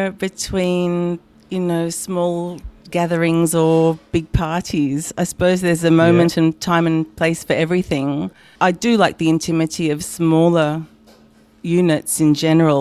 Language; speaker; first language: English; native; English